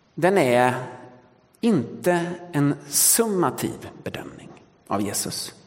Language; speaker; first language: Swedish; early bilingual, other home language; Danish